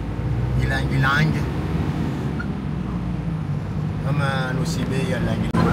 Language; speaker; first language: French; non-native, learner; Malagasy